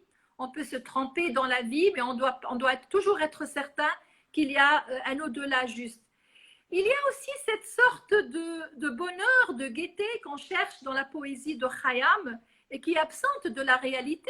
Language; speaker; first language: French; non-native, local second language; Arabic